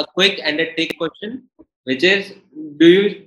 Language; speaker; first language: English; non-native, local second language; Hindi